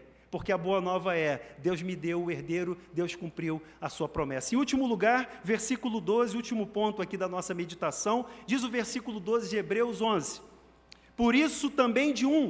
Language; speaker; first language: Portuguese; native; Portuguese